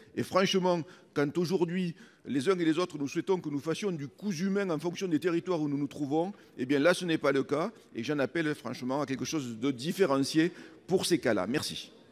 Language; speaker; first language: French; native; French